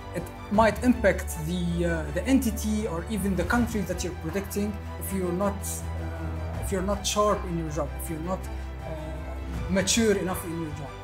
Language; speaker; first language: English; early bilingual, other home language; Arabic